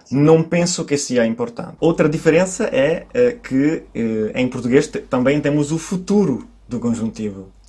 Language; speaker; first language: Portuguese; non-native, fluent; Italian